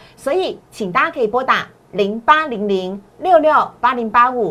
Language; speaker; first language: Chinese; native; Chinese